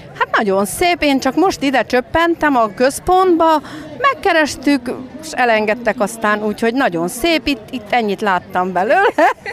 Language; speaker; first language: Hungarian; native; Hungarian